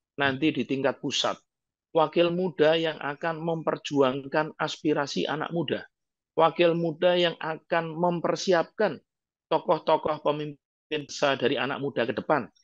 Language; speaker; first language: Indonesian; native; Indonesian